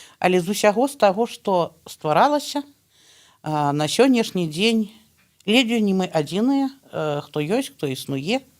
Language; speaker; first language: Belarusian; native; Belarusian